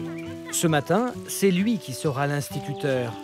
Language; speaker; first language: French; native; French